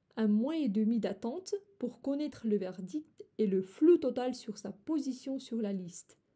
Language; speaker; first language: French; non-native, fluent; Russian